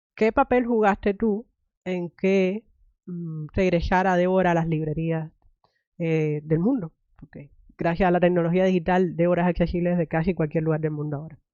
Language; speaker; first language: Spanish; native; Spanish